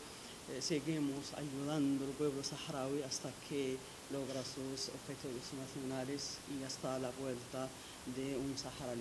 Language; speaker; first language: Spanish; non-native, local second language; Arabic